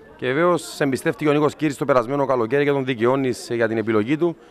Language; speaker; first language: Greek; native; Greek